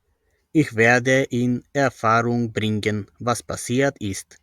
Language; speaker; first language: German; non-native, fluent; Macedonian